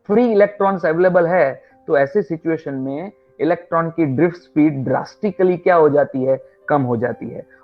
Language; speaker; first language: Hindi; non-native, local second language; Gujarati